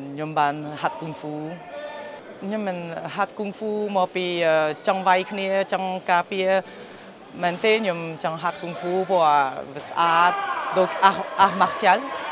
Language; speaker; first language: Khmer; early bilingual, heritage; Khmer